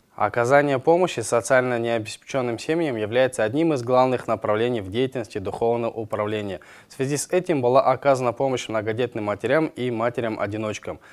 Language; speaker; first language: Russian; non-native, local second language; Kazakh